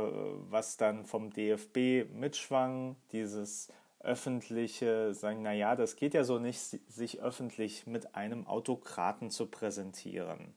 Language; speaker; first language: German; native; German